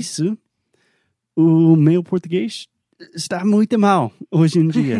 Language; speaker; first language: Portuguese; non-native, fluent; English